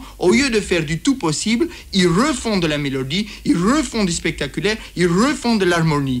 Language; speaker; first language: French; native; French